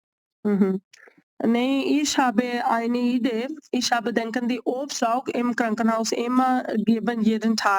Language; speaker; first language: German; non-native, learner; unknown